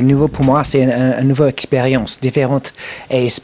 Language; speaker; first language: French; non-native, learner; English